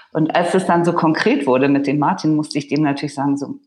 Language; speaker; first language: German; native; German